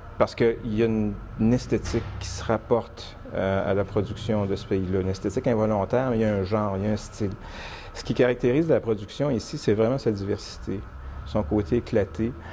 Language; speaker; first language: French; native; French